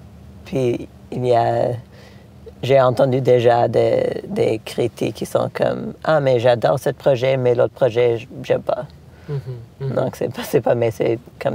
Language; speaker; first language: French; non-native, local second language; English